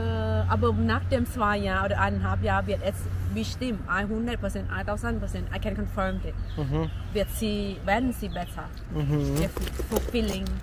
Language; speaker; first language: German; non-native, learner; Thai